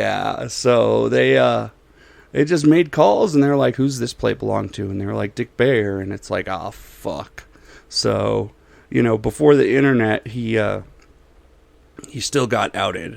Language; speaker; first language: English; native; English